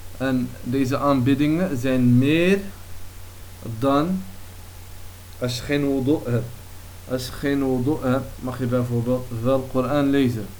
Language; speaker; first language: Dutch; early bilingual, other home language; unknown